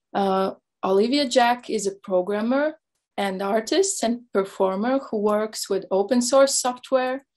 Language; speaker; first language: English; non-native, fluent; Latvian